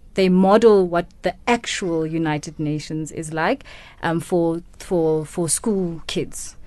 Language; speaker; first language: English; non-native, local second language; Tswana